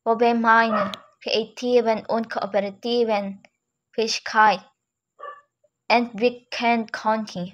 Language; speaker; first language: German; non-native, learner; Filipino